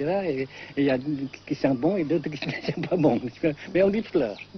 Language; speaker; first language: French; non-native, fluent; Vietnamese